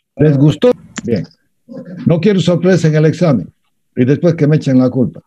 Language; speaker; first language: Spanish; native; Spanish